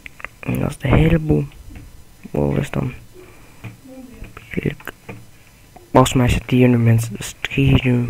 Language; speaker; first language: Dutch; native; Dutch